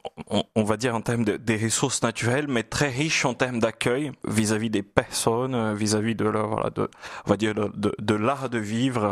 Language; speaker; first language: French; non-native, fluent; Portuguese